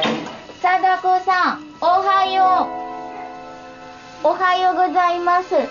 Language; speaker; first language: Japanese; non-native, learner; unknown